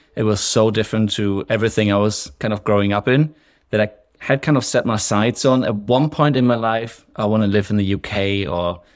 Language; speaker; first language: English; non-native, fluent; German